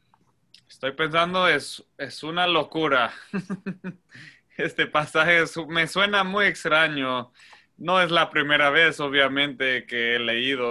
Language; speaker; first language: Spanish; non-native, fluent; English